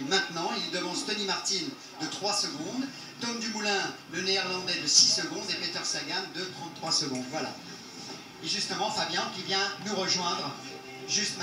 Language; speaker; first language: French; native; French